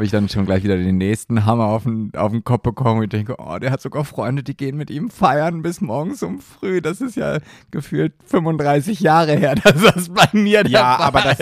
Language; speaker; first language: German; native; German